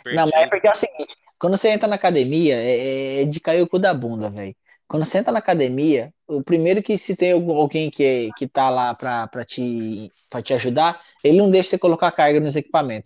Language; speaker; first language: Portuguese; native; Portuguese